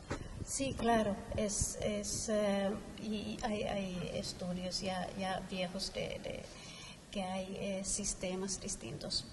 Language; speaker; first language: Spanish; non-native, fluent; Finnish